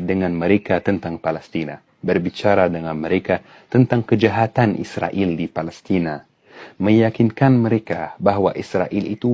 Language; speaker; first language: Indonesian; non-native, fluent; Arabic